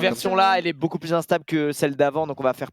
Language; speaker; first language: French; native; French